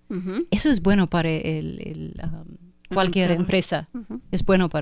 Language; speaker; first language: Spanish; non-native, fluent; English